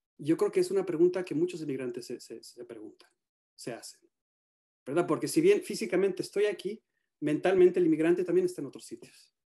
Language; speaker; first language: Spanish; native; Spanish